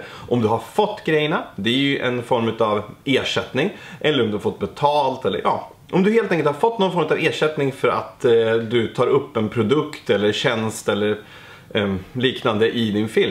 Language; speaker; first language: Swedish; native; Swedish